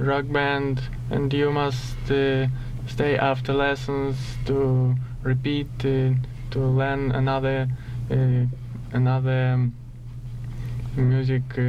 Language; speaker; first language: English; non-native, learner; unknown